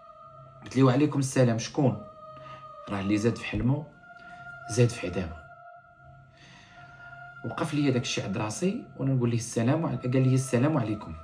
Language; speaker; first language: Arabic; native; Arabic